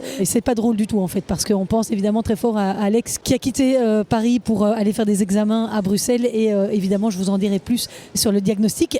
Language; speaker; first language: French; native; French